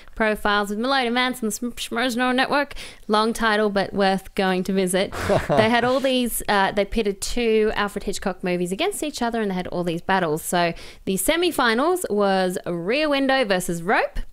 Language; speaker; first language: English; native; English